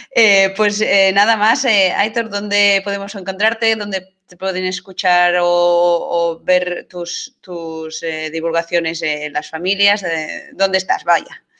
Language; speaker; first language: Spanish; non-native, local second language; Catalan